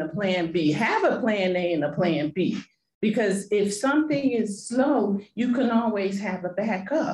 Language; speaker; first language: English; non-native, fluent; Spanish